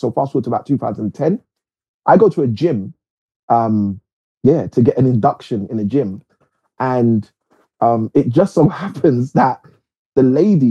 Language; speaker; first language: English; native; English